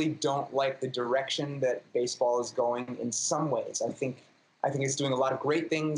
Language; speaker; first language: English; native; English